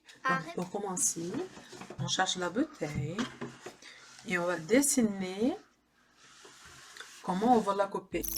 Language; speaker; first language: French; non-native, learner; Portuguese